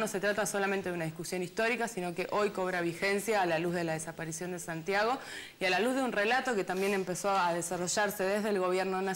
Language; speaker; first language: Spanish; native; Spanish